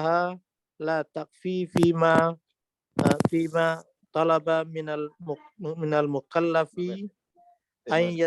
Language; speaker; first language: Arabic; non-native, learner; Indonesian